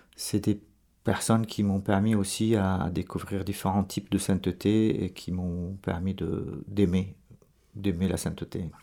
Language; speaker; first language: French; non-native, local second language; Arabic